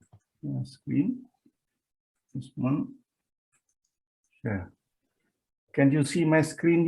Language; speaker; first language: English; non-native, fluent; Vietnamese